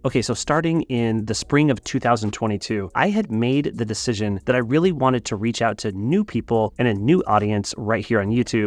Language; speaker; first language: English; native; English